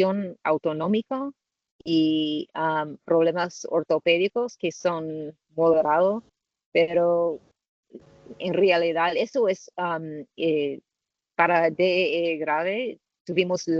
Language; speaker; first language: Spanish; non-native, learner; English